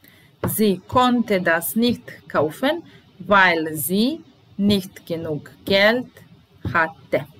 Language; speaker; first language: German; non-native, fluent; Serbian